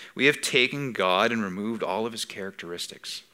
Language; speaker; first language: English; native; English